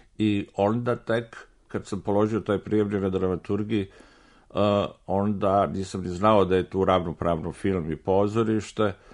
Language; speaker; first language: Serbian; native; Serbian